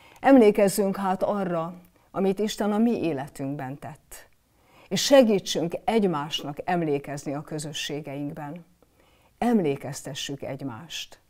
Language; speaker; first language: Hungarian; native; Hungarian